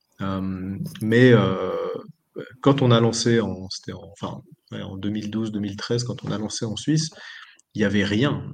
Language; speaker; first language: French; native; French